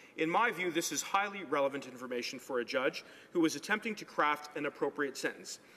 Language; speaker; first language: English; native; English